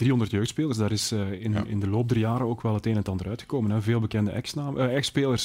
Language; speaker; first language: Dutch; native; Dutch